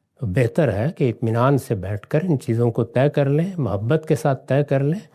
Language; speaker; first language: Urdu; non-native, local second language; Punjabi